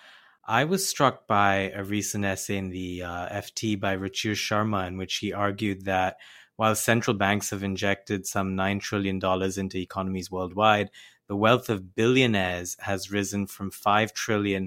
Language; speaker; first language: English; non-native, local second language; Hindi